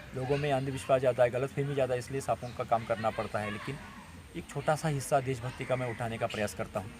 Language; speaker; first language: Hindi; non-native, local second language; Marathi